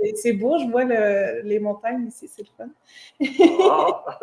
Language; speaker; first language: French; native; French